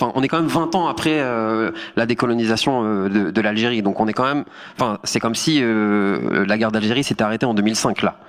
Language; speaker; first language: French; native; French